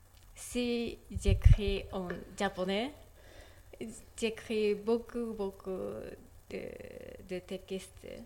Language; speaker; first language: French; non-native, learner; Japanese